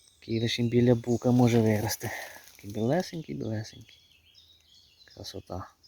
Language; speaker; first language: Ukrainian; native; Ukrainian